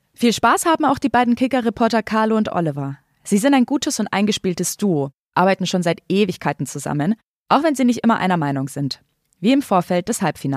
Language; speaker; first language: German; native; German